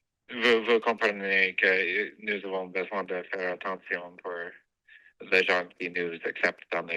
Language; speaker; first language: French; non-native, fluent; English